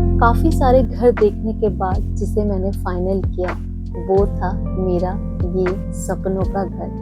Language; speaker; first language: Hindi; native; Hindi